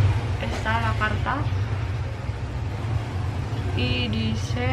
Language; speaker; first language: Spanish; non-native, learner; Indonesian